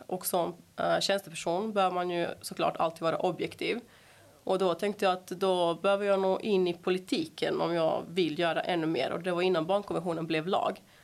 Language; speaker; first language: Swedish; early bilingual, other home language; Serbian